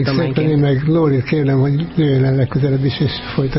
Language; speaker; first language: Hungarian; native; Hungarian